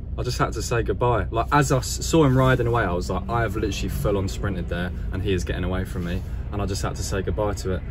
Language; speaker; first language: English; native; English